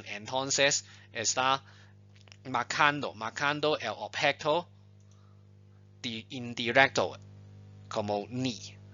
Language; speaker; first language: Spanish; non-native, fluent; Chinese